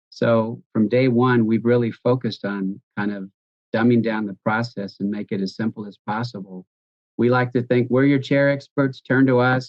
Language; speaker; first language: English; native; English